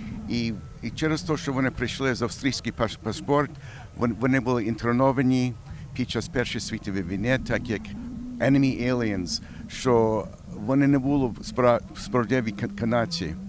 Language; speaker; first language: Ukrainian; early bilingual, heritage; Ukrainian